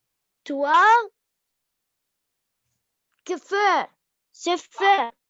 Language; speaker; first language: French; non-native, learner; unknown